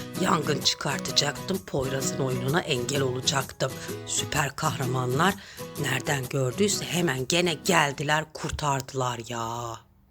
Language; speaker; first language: Turkish; native; Turkish